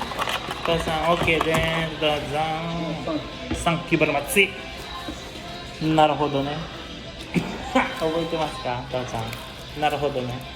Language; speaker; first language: Japanese; non-native, learner; Filipino